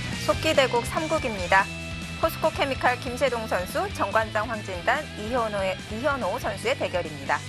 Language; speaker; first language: Korean; native; Korean